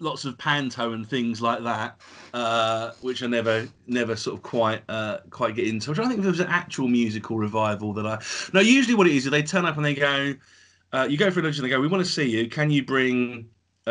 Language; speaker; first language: English; native; English